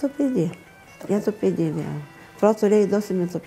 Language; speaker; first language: Greek; non-native, learner; Bulgarian